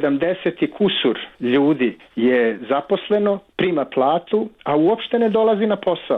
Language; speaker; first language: Serbian; native; Serbian